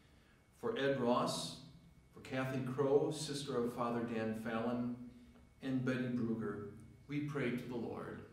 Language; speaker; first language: English; native; English